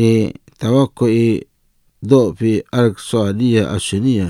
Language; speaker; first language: Arabic; non-native, fluent; Indonesian